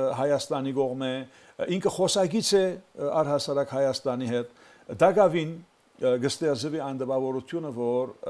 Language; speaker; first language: Armenian; early bilingual, heritage; Armenian